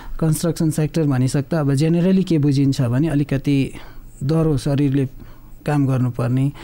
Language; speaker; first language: Nepali; native; Nepali